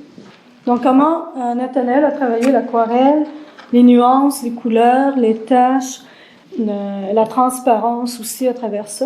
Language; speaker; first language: French; native; French